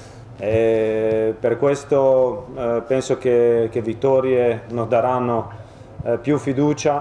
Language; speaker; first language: Italian; non-native, fluent; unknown